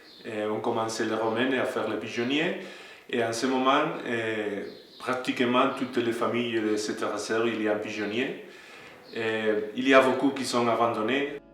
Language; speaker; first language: French; non-native, learner; Spanish